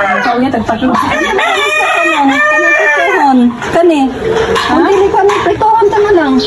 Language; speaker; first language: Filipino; non-native, local second language; Cebuano